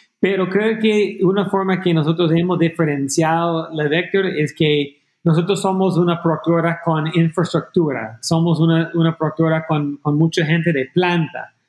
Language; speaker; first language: Spanish; non-native, fluent; English